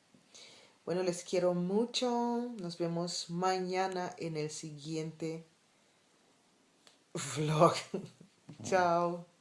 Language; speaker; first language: Spanish; non-native, fluent; Papiamento